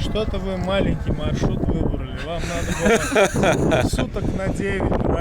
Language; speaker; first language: Russian; native; Russian